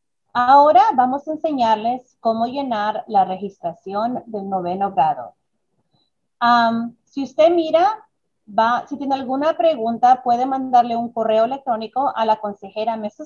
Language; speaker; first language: Spanish; early bilingual, other home language; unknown